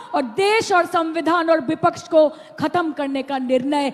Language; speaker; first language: Hindi; non-native, local second language; Bangla